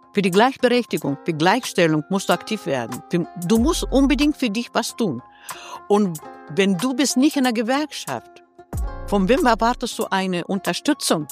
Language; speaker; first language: German; non-native, fluent; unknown